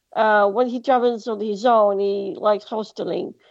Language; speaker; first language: English; non-native, fluent; Greek